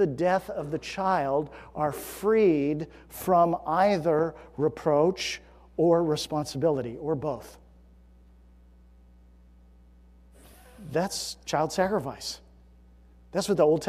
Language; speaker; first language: English; native; English